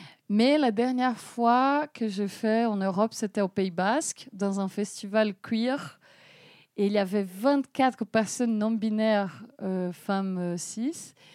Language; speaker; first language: French; non-native, fluent; Portuguese